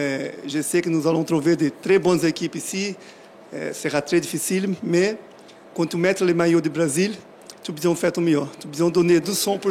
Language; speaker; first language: French; non-native, learner; Portuguese